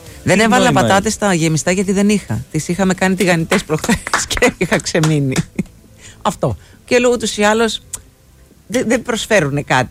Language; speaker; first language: Greek; native; Greek